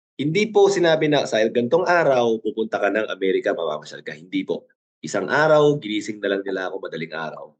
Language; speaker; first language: Filipino; early bilingual, other home language; Korean